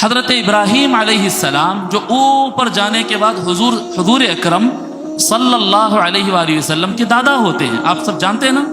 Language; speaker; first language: Urdu; native; Urdu